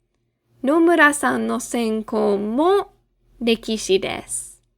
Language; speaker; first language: Japanese; non-native, fluent; English